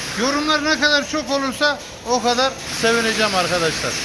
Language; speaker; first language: Turkish; native; Turkish